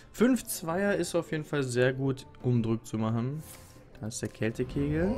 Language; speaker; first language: German; native; German